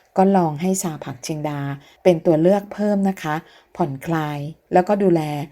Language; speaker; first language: Thai; native; Thai